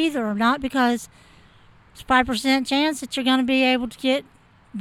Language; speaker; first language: English; native; English